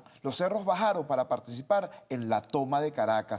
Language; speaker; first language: Spanish; native; Spanish